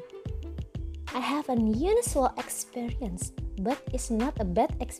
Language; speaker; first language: English; non-native, learner; Indonesian